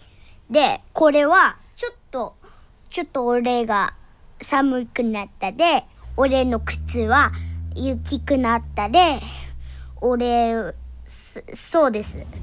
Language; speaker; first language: Japanese; non-native, learner; Indonesian